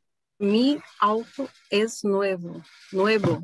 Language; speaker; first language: Spanish; non-native, learner; Portuguese